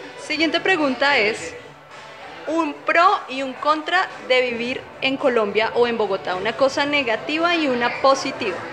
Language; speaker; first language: Spanish; native; Spanish